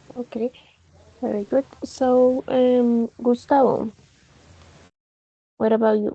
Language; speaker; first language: English; non-native, fluent; Spanish